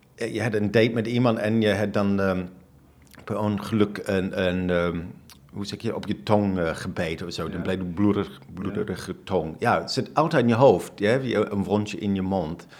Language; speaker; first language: Dutch; non-native, fluent; English